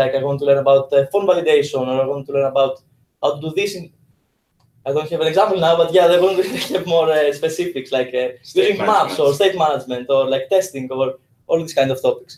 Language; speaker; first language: English; non-native, fluent; Greek